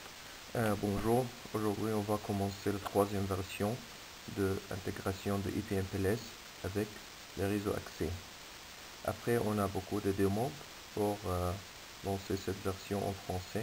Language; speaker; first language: French; non-native, fluent; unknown